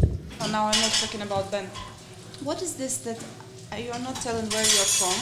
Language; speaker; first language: English; non-native, fluent; Russian